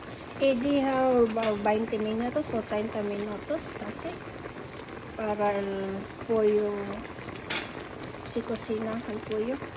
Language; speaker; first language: Spanish; non-native, learner; Filipino